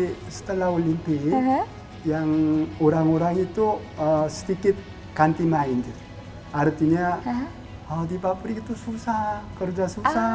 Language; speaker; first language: Indonesian; non-native, fluent; Korean